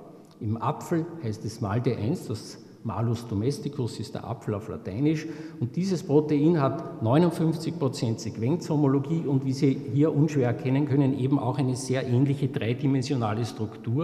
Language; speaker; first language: German; native; German